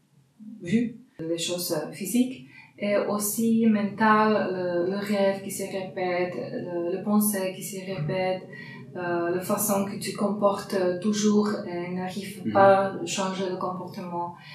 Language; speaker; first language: French; non-native, fluent; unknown